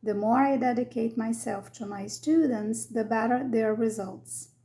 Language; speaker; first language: English; non-native, fluent; Portuguese